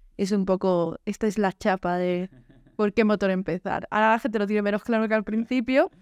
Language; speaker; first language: Spanish; native; Spanish